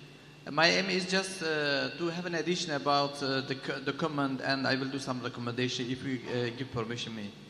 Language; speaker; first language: English; non-native, learner; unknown